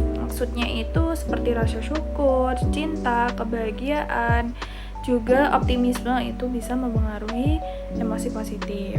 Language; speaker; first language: Indonesian; native; Indonesian